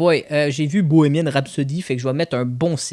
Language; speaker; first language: French; native; French